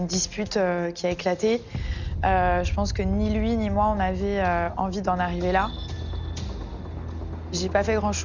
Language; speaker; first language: French; native; French